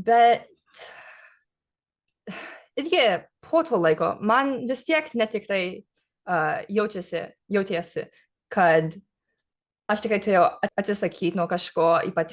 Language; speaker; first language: Lithuanian; early bilingual, heritage; English